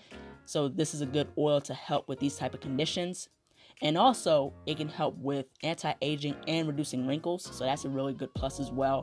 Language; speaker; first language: English; native; English